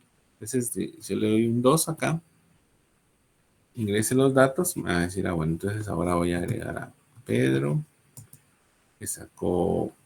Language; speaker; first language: Spanish; native; Spanish